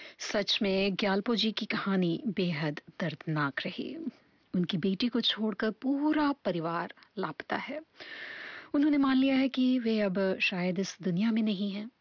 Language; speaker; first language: Hindi; native; Hindi